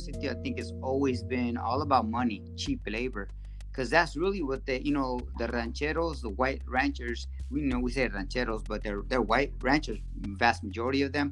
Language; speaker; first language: English; early bilingual, other home language; Spanish